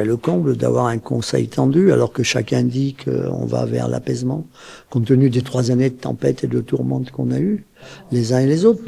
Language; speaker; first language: French; native; French